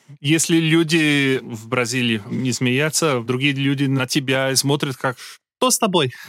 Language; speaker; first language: Russian; non-native, learner; Portuguese